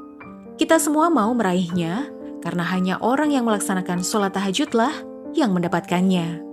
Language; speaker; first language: Indonesian; native; Indonesian